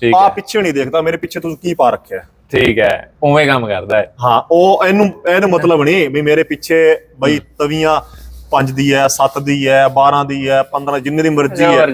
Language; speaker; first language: Punjabi; non-native, local second language; Haryanvi